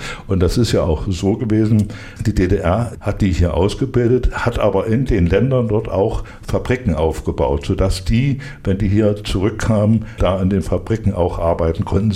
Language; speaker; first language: German; native; German